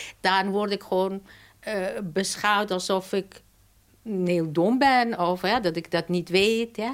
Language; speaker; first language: Dutch; non-native, fluent; Persian